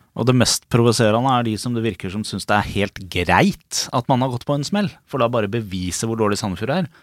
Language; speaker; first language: Norwegian; native; Norwegian